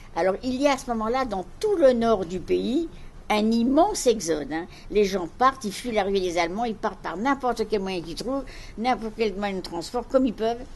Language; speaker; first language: French; native; French